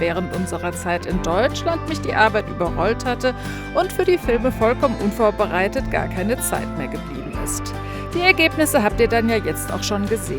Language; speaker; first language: German; native; German